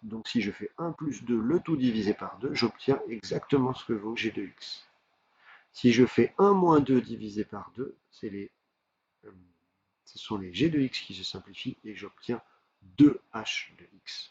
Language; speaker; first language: French; native; French